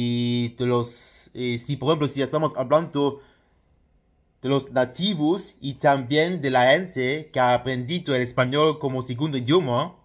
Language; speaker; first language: Spanish; non-native, fluent; Luxembourgish